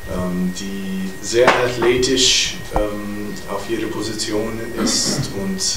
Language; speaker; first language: German; non-native, fluent; English